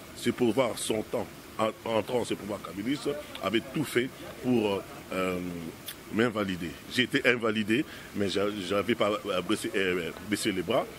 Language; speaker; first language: French; non-native, local second language; Lingala